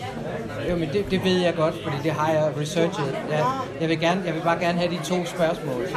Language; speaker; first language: Danish; native; Danish